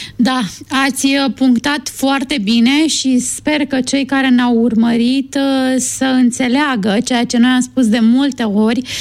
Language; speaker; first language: Romanian; native; Romanian